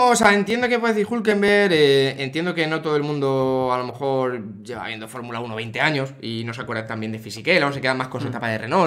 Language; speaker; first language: Spanish; native; Spanish